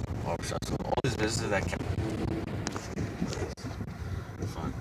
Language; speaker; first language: English; native; English